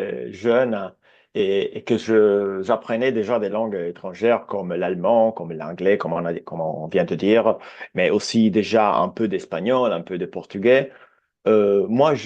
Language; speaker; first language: French; non-native, fluent; Italian